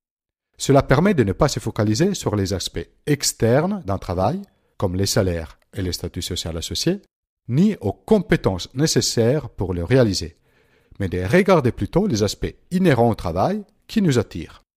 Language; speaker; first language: French; non-native, fluent; Italian